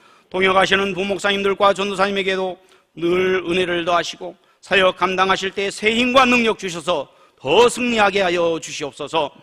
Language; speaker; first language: Korean; native; Korean